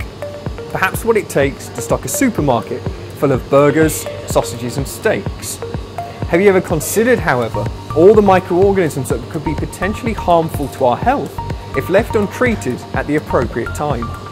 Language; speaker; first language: English; native; English